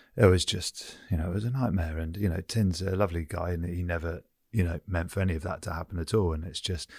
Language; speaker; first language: English; native; English